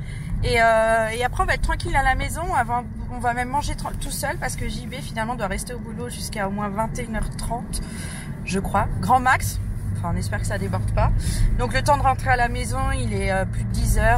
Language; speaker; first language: French; native; French